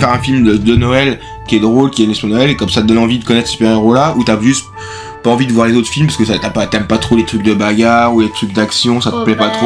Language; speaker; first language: French; native; French